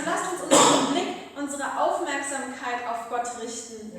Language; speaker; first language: German; native; German